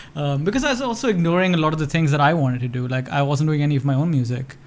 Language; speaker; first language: English; non-native, local second language; Urdu